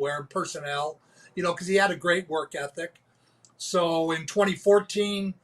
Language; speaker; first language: English; native; English